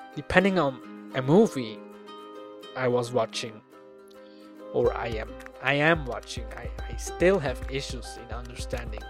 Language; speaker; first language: English; non-native, fluent; Swiss German